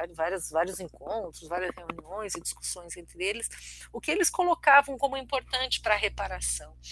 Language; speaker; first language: Portuguese; early bilingual, other home language; Armenian